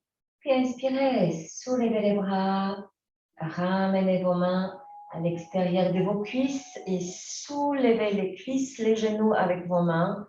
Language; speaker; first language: French; native; French